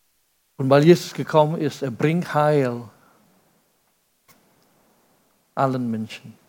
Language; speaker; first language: German; non-native, fluent; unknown